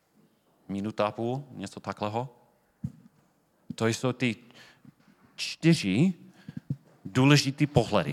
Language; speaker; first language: Czech; non-native, fluent; English